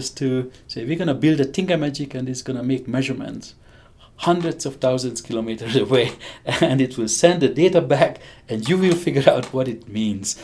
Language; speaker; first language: English; non-native, fluent; Hungarian